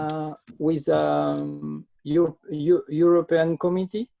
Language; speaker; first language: English; non-native, learner; French